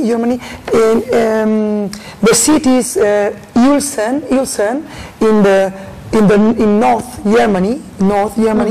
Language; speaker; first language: English; non-native, learner; Spanish